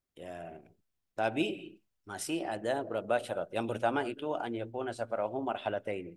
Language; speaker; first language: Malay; non-native, fluent; Arabic